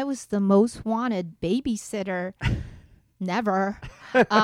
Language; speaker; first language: English; non-native, fluent; Japanese